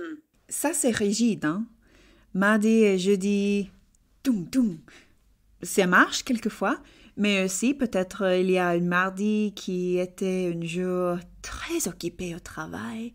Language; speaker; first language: French; non-native, learner; English